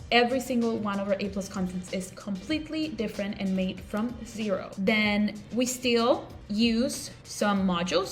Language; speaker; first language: English; non-native, local second language; Spanish